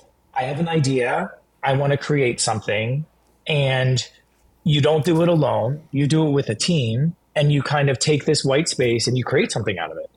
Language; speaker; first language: English; native; English